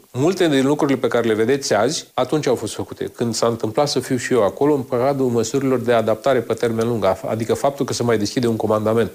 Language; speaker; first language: Romanian; native; Romanian